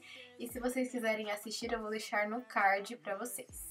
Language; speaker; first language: Portuguese; native; Portuguese